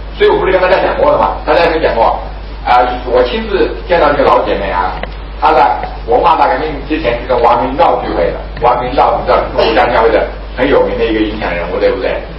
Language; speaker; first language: Chinese; native; Chinese